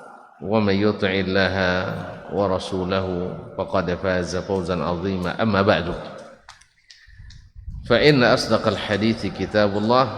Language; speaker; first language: Arabic; non-native, fluent; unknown